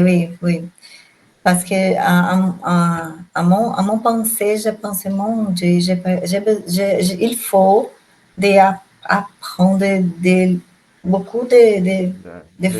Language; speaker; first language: French; non-native, learner; Portuguese